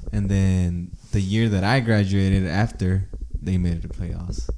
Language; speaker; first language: English; early bilingual, other home language; Spanish